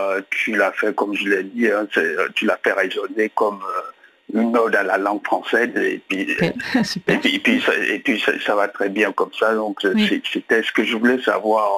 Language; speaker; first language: French; native; French